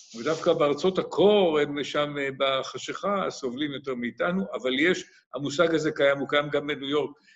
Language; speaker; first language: Hebrew; native; Hebrew